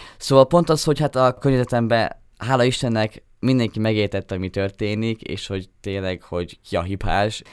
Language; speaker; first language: Hungarian; native; Hungarian